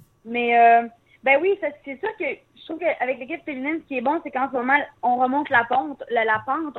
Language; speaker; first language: French; native; French